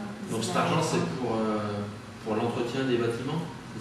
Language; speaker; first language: French; native; French